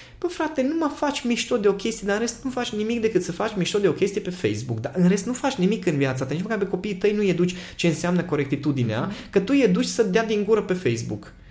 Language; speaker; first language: Romanian; non-native, local second language; Hungarian